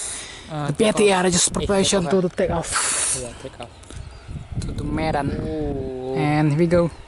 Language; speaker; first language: English; non-native, learner; Indonesian